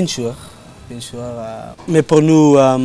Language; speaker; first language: French; non-native, learner; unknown